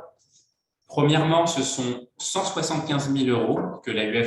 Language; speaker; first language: French; native; French